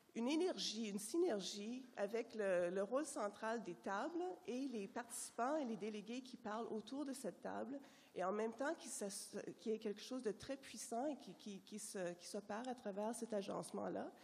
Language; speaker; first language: French; native; French